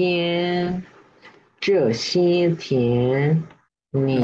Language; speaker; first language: Chinese; non-native, learner; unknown